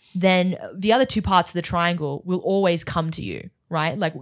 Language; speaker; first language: English; native; English